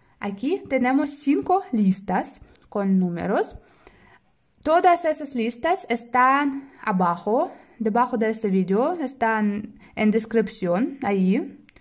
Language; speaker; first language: Spanish; non-native, fluent; Russian